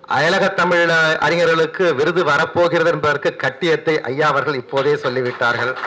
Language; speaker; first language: Tamil; native; Tamil